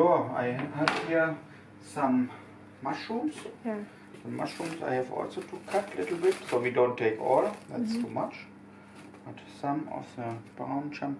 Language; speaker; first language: English; non-native, fluent; German